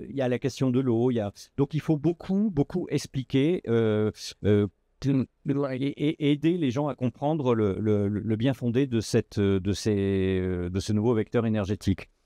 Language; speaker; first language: French; native; French